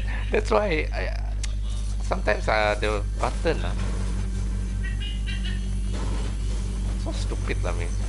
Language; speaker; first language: English; non-native, local second language; Malay